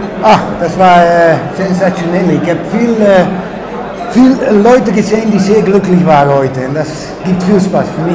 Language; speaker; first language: German; non-native, fluent; Dutch